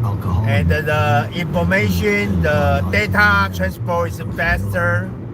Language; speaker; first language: English; non-native, learner; Chinese